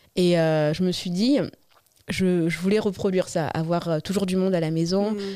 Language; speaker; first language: French; non-native, local second language; Malagasy